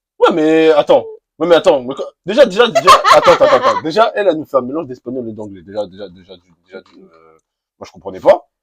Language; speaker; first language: French; native; French